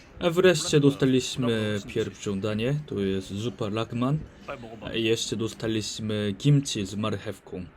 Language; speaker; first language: Polish; non-native, learner; Korean